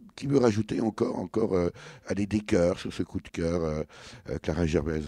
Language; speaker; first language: French; native; French